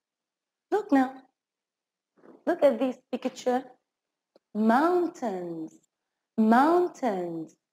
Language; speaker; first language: English; non-native, fluent; Arabic